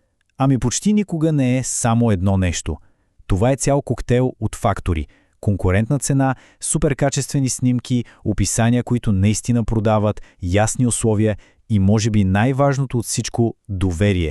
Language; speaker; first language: Bulgarian; native; Bulgarian